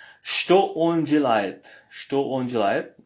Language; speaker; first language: Russian; non-native, learner; French